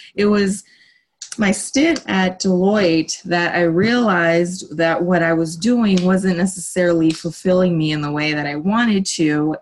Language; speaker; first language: English; early bilingual, other home language; Spanish